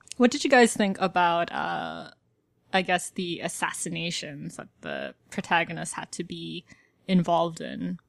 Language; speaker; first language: English; native; English